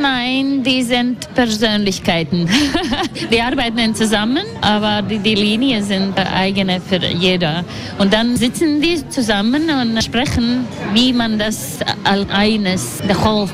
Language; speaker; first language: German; non-native, learner; Latvian